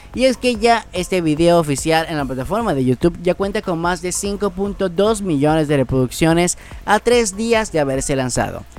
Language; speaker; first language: Spanish; native; Spanish